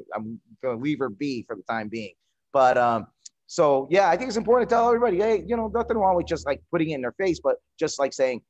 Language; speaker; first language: English; early bilingual, other home language; Spanish